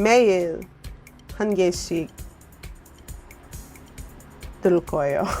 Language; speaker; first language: Korean; non-native, learner; English